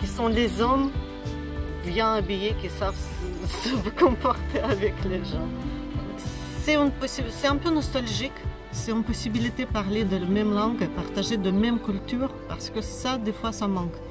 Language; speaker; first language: French; non-native, fluent; Russian